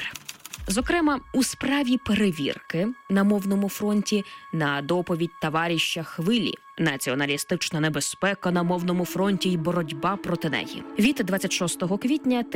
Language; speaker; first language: Ukrainian; native; Ukrainian